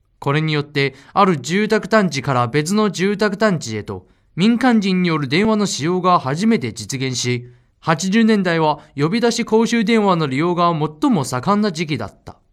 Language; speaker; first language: Japanese; non-native, fluent; Chinese